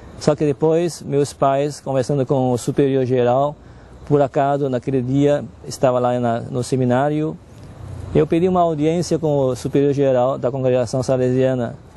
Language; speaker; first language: Portuguese; non-native, fluent; Chinese